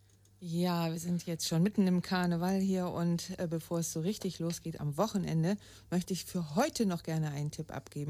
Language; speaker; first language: German; native; German